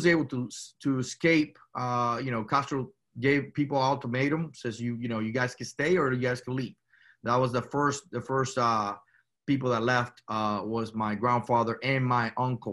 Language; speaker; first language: English; early bilingual, other home language; Spanish